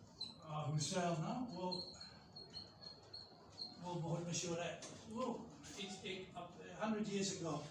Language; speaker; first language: Hindi; non-native, fluent; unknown